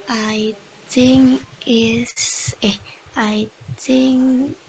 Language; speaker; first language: English; non-native, learner; Indonesian